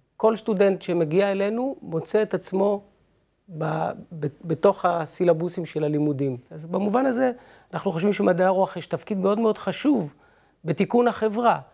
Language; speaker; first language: Hebrew; native; Hebrew